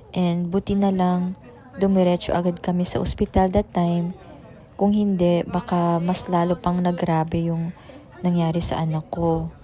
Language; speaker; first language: Filipino; native; Filipino